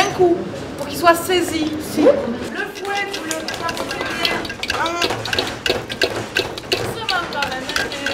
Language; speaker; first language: French; native; French